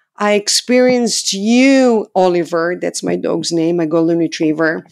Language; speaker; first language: English; non-native, fluent; Hebrew